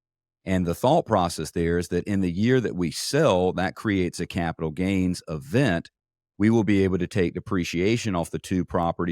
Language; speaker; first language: English; native; English